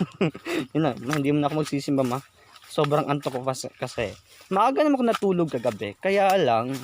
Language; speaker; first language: Filipino; non-native, local second language; Cebuano